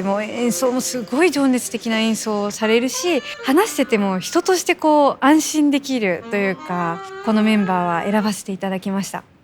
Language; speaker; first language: Japanese; native; Japanese